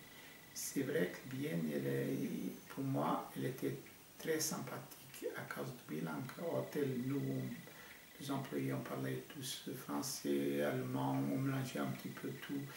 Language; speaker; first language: French; non-native, fluent; Portuguese